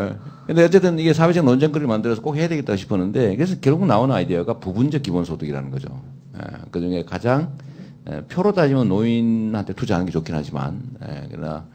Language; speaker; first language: Korean; native; Korean